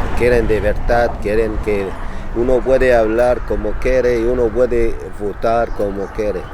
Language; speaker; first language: Spanish; non-native, learner; Arabic